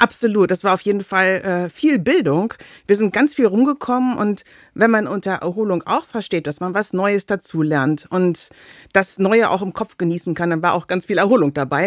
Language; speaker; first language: German; native; German